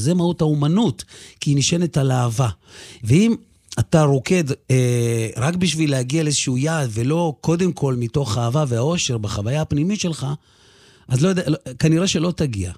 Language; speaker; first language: Hebrew; early bilingual, other home language; Russian